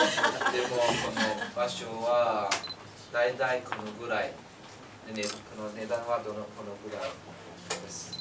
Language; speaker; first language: Japanese; non-native, learner; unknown